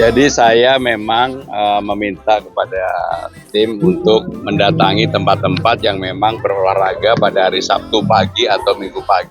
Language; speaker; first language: Indonesian; native; Indonesian